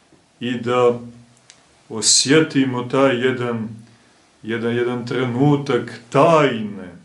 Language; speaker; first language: Serbian; native; Serbian